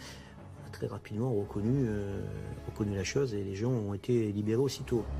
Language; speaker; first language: French; native; French